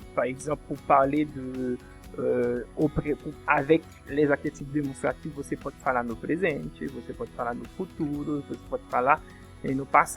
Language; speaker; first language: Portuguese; non-native, fluent; French